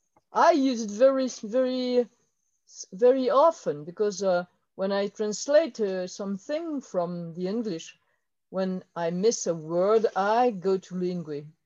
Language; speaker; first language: English; non-native, fluent; French